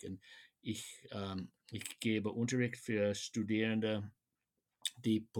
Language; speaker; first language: German; non-native, fluent; English